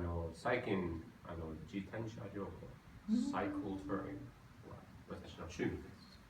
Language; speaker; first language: Japanese; non-native, learner; English